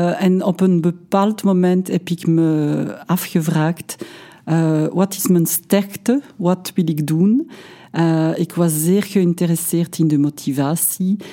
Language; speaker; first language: Dutch; non-native, local second language; French